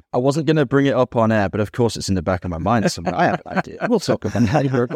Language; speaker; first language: English; native; English